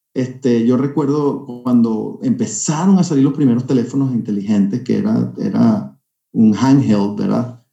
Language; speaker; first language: Spanish; native; Spanish